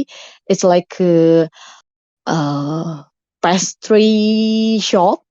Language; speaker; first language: English; non-native, learner; Indonesian